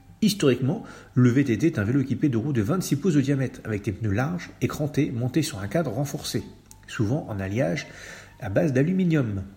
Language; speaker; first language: French; native; French